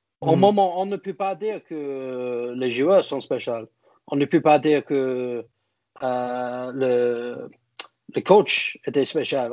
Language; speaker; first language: French; non-native, learner; English